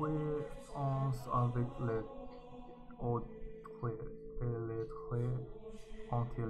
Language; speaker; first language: French; non-native, learner; Chinese